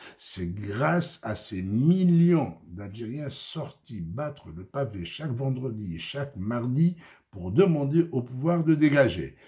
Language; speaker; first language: French; non-native, local second language; Arabic